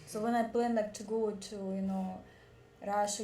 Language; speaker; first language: English; non-native, learner; Russian